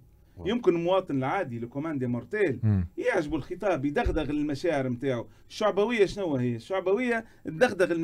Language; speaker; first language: Arabic; native; Arabic